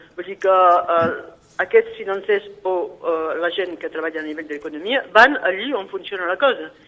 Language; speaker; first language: Catalan; native; Catalan